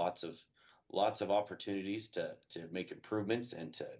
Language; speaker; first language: English; native; English